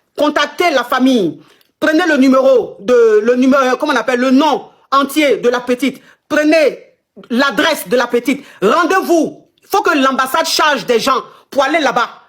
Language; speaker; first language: French; non-native, local second language; Lingala